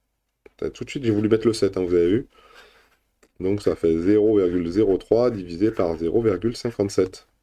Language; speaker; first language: French; native; French